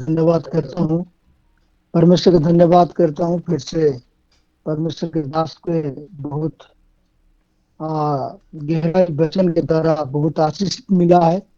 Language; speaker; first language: Hindi; non-native, local second language; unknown